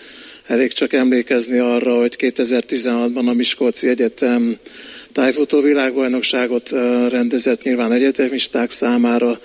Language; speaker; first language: Hungarian; native; Hungarian